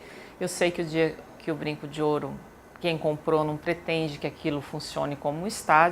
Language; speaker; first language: Portuguese; native; Portuguese